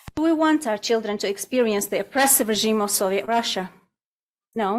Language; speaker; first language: English; non-native, fluent; Russian